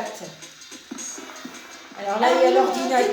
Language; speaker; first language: French; native; French